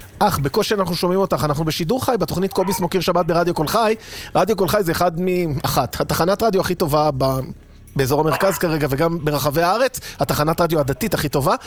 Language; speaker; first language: Hebrew; native; Hebrew